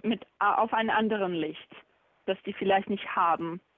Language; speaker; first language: German; non-native, fluent; Bosnian